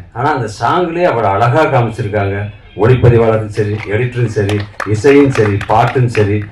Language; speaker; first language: Tamil; native; Tamil